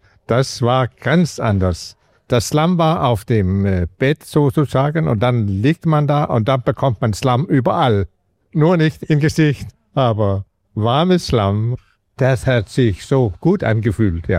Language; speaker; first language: German; non-native, fluent; Danish